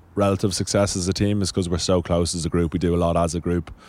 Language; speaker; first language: English; native; English